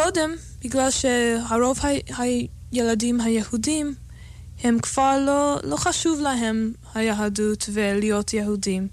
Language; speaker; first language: Hebrew; non-native, fluent; English